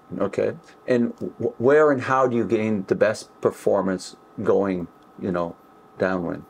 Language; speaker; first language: English; native; English